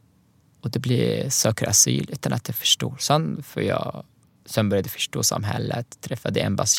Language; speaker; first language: Swedish; non-native, learner; Arabic